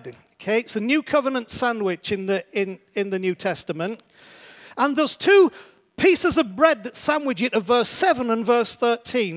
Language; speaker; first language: English; native; English